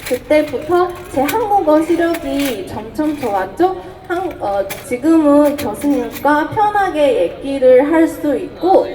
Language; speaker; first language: Korean; non-native, fluent; Chinese